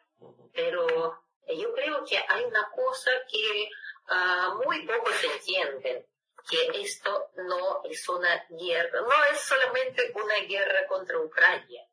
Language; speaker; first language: Spanish; non-native, fluent; Russian